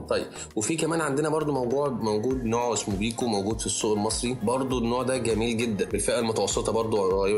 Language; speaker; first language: Arabic; native; Arabic